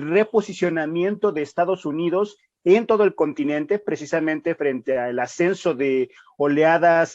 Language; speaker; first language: Spanish; native; Spanish